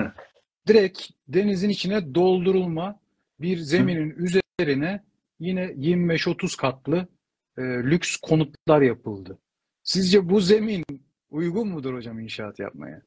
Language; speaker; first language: Turkish; native; Turkish